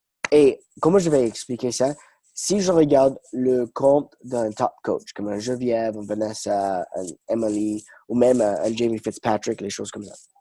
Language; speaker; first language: French; non-native, fluent; English